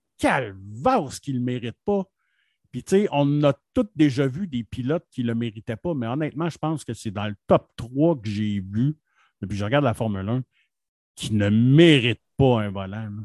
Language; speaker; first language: French; native; French